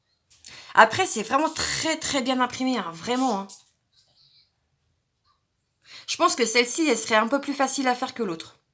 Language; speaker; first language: French; native; French